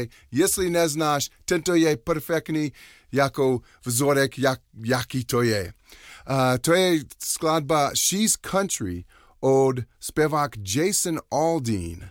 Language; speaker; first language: Czech; non-native, learner; English